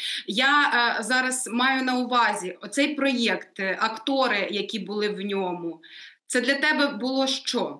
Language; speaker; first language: Ukrainian; native; Ukrainian